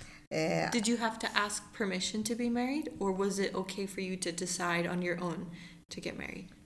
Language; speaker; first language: English; early bilingual, other home language; Persian